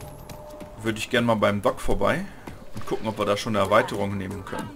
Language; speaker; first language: German; native; German